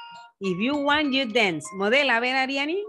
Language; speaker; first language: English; non-native, learner; Spanish